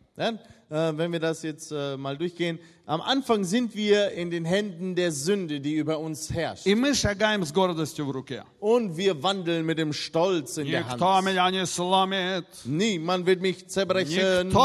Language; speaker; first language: German; non-native, fluent; Russian